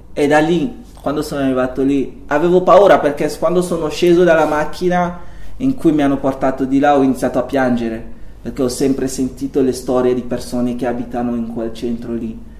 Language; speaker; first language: Italian; non-native, fluent; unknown